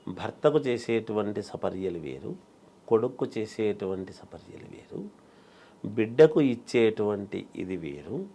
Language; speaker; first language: Telugu; native; Telugu